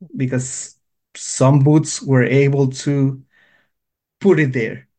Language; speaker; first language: English; non-native, fluent; Spanish